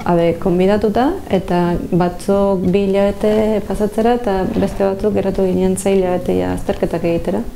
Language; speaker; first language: Basque; non-native, fluent; Spanish